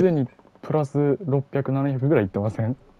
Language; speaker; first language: Japanese; native; Japanese